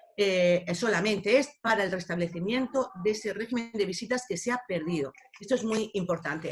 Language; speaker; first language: Spanish; native; Spanish